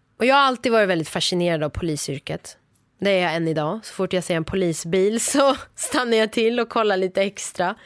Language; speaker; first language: Swedish; early bilingual, other home language; Persian